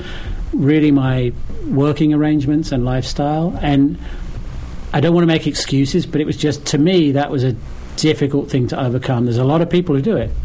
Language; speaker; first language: English; native; English